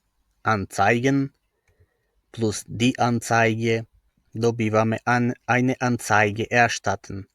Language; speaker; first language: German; non-native, fluent; Macedonian